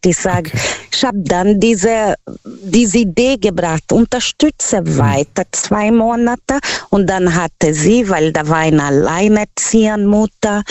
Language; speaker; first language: German; non-native, fluent; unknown